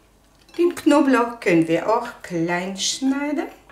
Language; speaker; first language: German; non-native, fluent; Russian